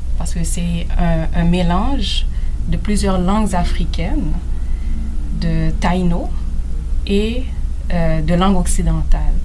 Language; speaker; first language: French; non-native, local second language; Haitian Creole